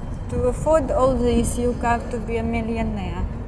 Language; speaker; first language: English; non-native, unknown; Russian